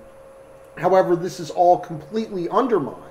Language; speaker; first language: English; native; English